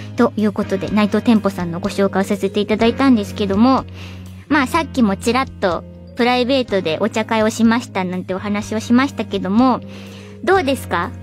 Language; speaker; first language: Japanese; native; Japanese